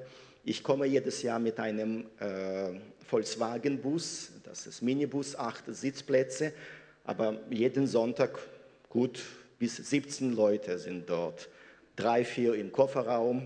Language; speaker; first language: German; non-native, fluent; Russian